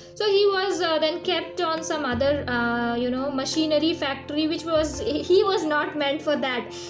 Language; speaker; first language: English; non-native, local second language; Bangla